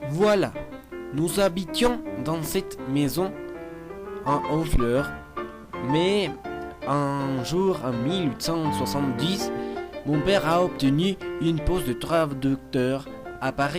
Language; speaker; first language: French; non-native, learner; Spanish